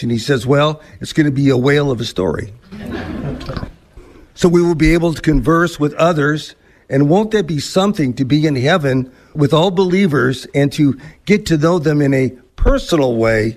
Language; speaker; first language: English; native; English